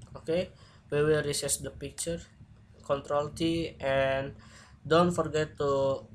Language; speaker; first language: English; non-native, learner; Indonesian